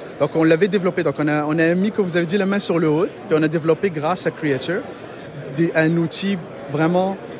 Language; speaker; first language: French; non-native, local second language; Arabic